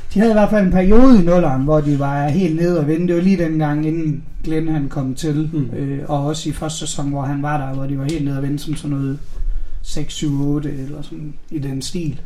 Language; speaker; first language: Danish; native; Danish